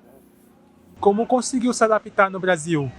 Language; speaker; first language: Portuguese; native; Portuguese